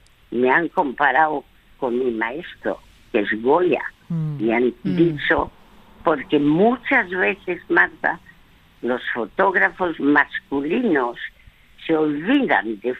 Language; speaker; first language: Spanish; early bilingual, other home language; French